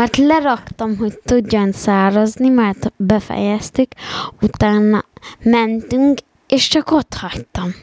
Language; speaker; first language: Hungarian; early bilingual, heritage; Hungarian